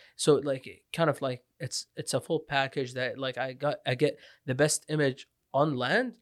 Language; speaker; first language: English; non-native, fluent; Arabic